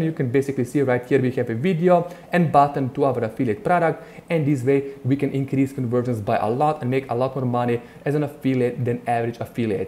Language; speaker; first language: English; non-native, fluent; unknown